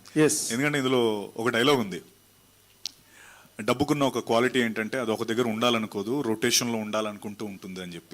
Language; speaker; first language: Telugu; native; Telugu